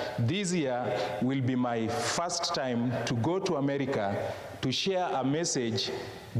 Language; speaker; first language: English; non-native, local second language; Luo (Kenya and Tanzania)